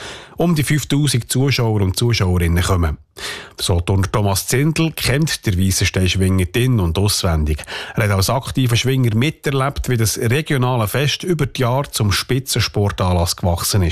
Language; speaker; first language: German; native; German